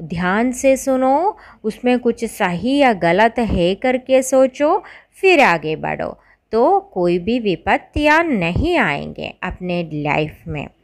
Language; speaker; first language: Hindi; non-native, local second language; Malayalam